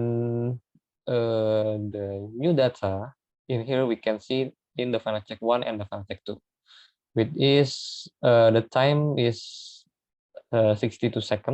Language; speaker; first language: English; non-native, learner; Indonesian